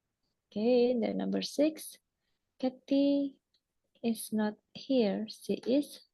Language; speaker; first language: English; non-native, fluent; Indonesian